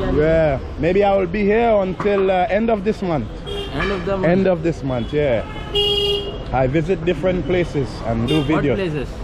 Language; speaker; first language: English; native; English